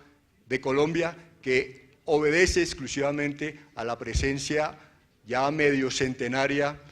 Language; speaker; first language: Spanish; native; Spanish